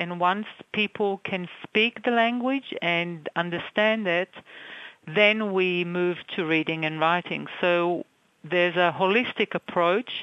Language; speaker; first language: English; non-native, fluent; Hebrew